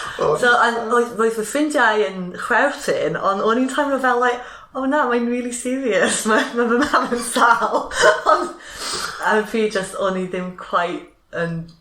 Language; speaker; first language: Welsh; non-native, local second language; English